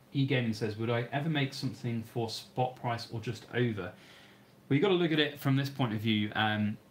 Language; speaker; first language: English; native; English